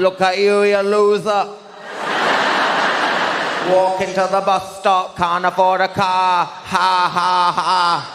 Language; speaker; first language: English; native; English